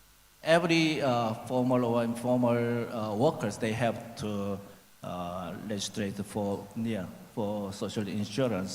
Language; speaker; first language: English; non-native, learner; Korean